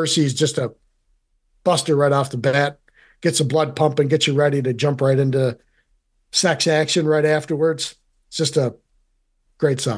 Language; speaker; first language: English; native; English